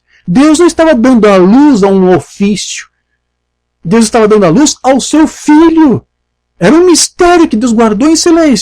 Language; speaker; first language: Portuguese; native; Portuguese